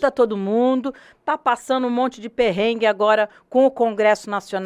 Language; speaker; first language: Portuguese; native; Portuguese